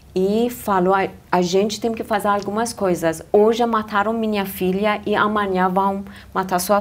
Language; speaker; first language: Portuguese; non-native, learner; Persian